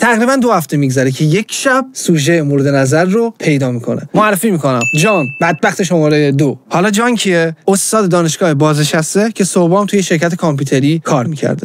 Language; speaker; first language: Persian; native; Persian